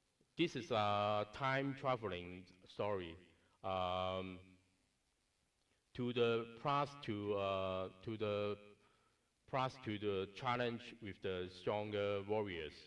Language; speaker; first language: English; non-native, learner; Cantonese